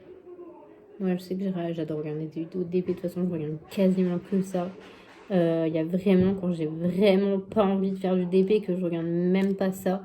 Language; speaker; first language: French; native; French